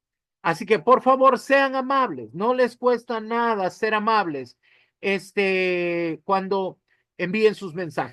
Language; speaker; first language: Spanish; native; Spanish